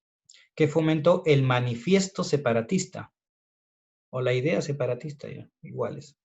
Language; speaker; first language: Spanish; native; Spanish